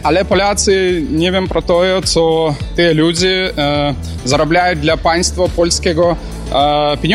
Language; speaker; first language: Polish; non-native, learner; Belarusian